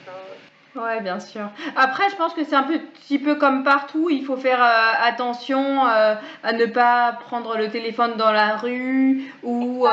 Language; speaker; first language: French; native; French